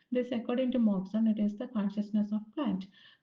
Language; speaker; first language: English; non-native, local second language; Malayalam